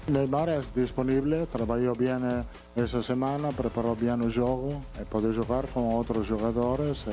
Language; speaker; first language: Portuguese; non-native, fluent; Italian